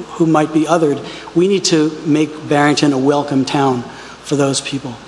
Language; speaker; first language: English; native; English